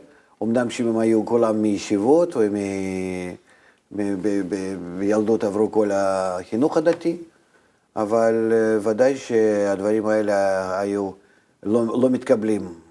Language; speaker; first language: Hebrew; non-native, fluent; Russian